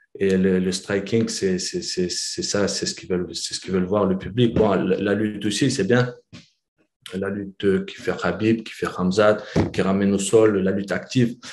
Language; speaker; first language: French; early bilingual, other home language; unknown